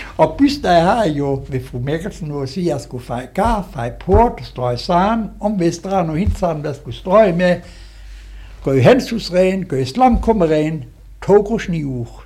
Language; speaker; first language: Danish; native; Danish